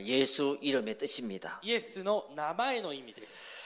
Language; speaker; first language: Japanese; non-native, fluent; Korean